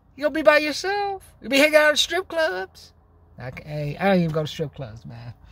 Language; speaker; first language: English; native; English